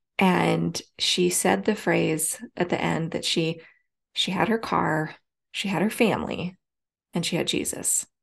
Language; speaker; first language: English; native; English